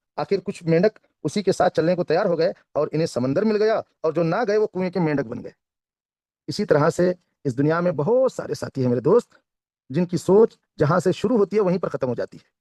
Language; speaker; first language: Hindi; non-native, local second language; Kannada